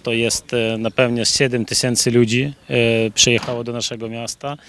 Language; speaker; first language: Polish; non-native, learner; Ukrainian